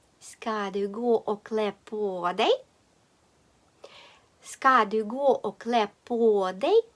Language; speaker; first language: Swedish; non-native, learner; Ukrainian